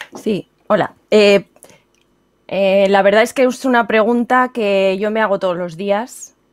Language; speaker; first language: Spanish; native; Spanish